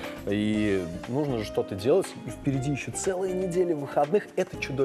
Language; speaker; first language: Russian; native; Russian